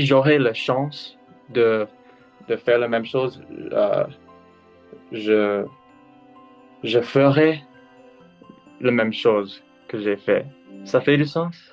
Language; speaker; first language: French; non-native, learner; English